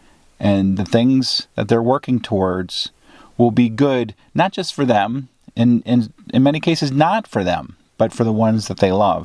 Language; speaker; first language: English; native; English